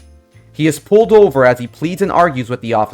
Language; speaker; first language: English; native; English